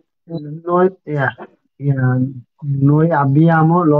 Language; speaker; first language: Italian; non-native, learner; Bangla